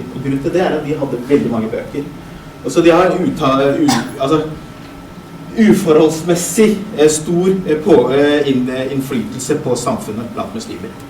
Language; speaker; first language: Norwegian; early bilingual, other home language; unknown